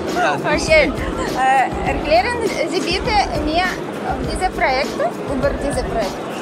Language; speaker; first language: German; non-native, learner; Russian